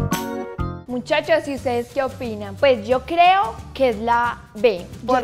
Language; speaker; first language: Spanish; native; Spanish